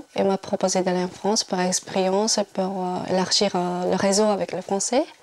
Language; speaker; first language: French; non-native, fluent; Japanese